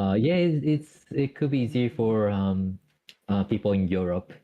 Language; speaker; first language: English; non-native, fluent; Japanese